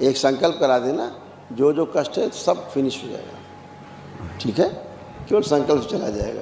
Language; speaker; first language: Hindi; native; Hindi